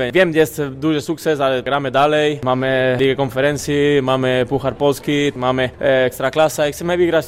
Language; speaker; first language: Polish; non-native, learner; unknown